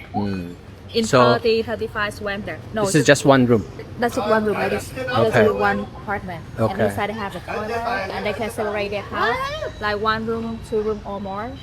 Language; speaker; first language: English; non-native, fluent; Vietnamese